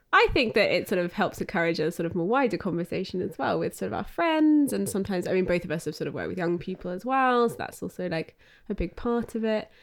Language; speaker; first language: English; native; English